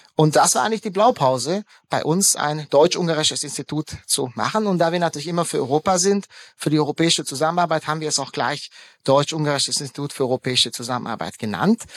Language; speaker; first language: German; early bilingual, other home language; Hungarian